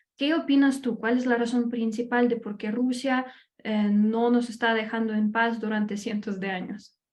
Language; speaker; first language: Spanish; non-native, fluent; Ukrainian